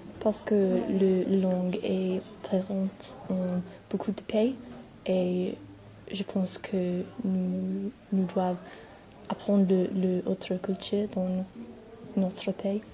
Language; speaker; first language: French; non-native, learner; English